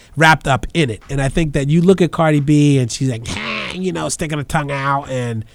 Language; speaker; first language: English; native; English